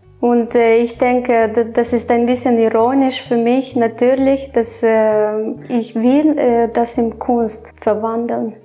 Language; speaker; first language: German; non-native, fluent; Romanian